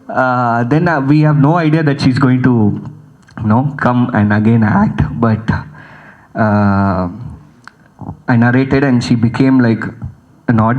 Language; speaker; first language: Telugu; early bilingual, heritage; Telugu